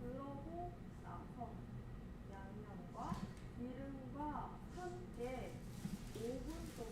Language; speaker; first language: Korean; non-native, fluent; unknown